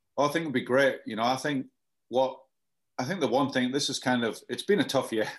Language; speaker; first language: English; native; English